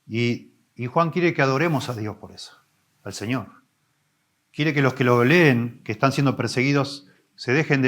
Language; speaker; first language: Spanish; native; Spanish